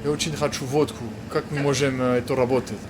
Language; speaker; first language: Russian; non-native, learner; French